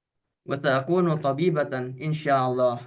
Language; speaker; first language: Arabic; non-native, learner; Indonesian